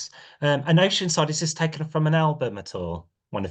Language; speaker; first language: English; native; English